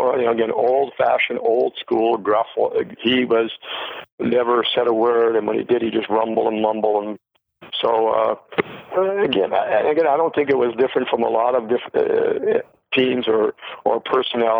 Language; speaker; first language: English; native; English